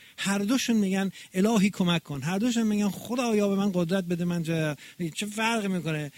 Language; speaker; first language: Persian; native; Persian